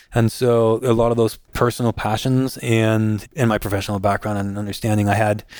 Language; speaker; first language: English; non-native, fluent; Spanish